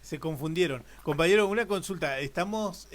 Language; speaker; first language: Spanish; native; Spanish